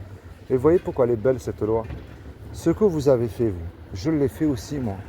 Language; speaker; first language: French; native; French